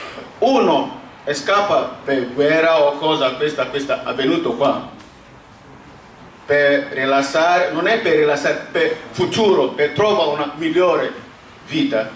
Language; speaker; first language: Italian; non-native, learner; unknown